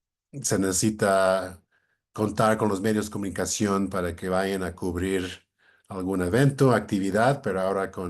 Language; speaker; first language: Spanish; non-native, fluent; English